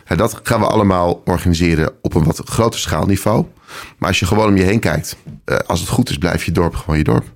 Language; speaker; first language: Dutch; native; Dutch